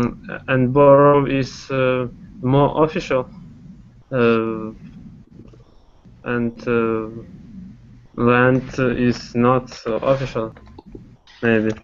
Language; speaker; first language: English; non-native, learner; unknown